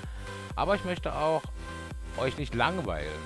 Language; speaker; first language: German; native; German